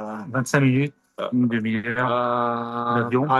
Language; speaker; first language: French; native; French